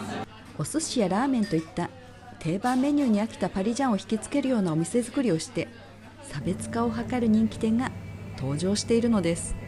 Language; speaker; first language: Japanese; native; Japanese